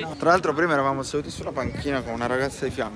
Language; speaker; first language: Italian; native; Italian